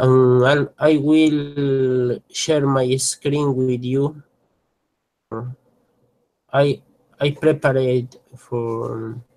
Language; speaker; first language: English; non-native, learner; Spanish